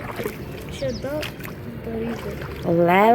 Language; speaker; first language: German; early bilingual, other home language; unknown